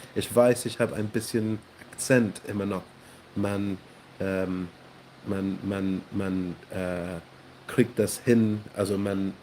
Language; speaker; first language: German; non-native, learner; English